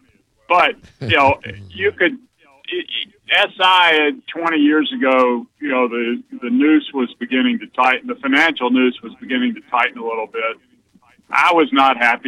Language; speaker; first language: English; native; English